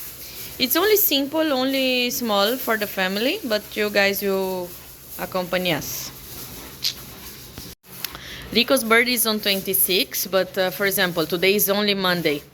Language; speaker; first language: English; non-native, learner; Portuguese